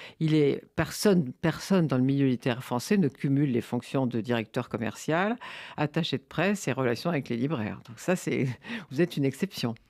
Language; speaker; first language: French; native; French